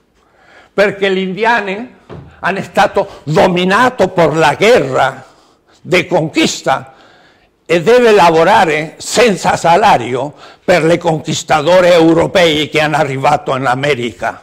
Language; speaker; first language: Italian; non-native, learner; Spanish